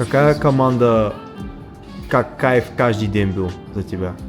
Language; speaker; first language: Russian; non-native, learner; Bulgarian